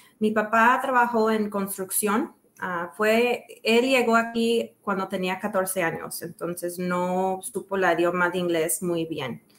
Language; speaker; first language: Spanish; early bilingual, other home language; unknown